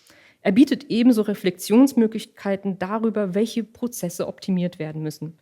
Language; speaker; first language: German; native; German